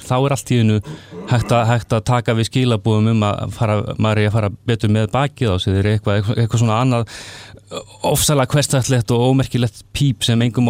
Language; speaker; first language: Icelandic; native; Icelandic